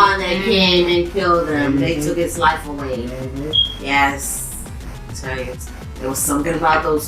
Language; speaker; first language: English; native; English